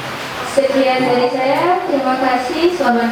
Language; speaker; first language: Indonesian; native; Indonesian